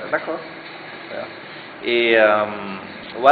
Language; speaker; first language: French; non-native, learner; German